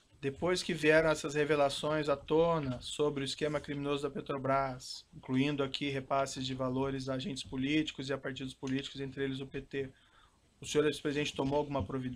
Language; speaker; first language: Portuguese; native; Portuguese